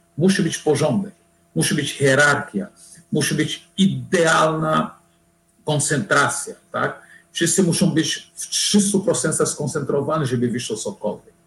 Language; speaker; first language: Polish; non-native, fluent; Portuguese